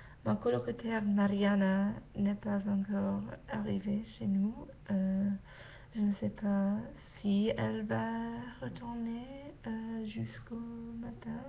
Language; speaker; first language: French; non-native, learner; English